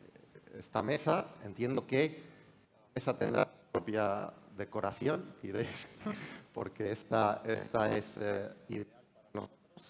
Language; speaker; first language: Spanish; native; Spanish